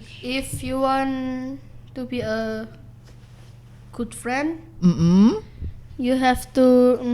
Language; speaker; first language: English; non-native, learner; Indonesian